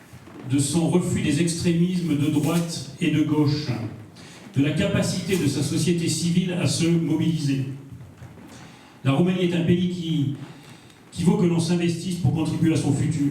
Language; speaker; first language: French; native; French